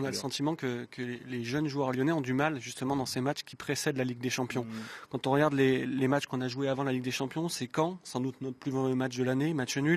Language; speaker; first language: French; native; French